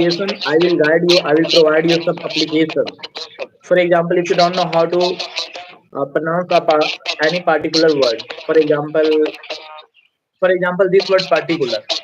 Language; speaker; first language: English; non-native, fluent; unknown